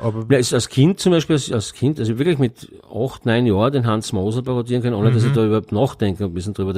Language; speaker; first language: German; native; German